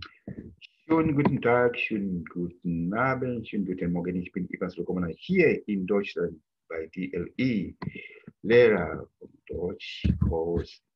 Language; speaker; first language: German; non-native, fluent; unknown